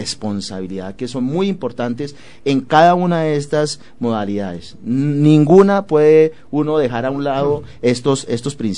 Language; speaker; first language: Spanish; native; Spanish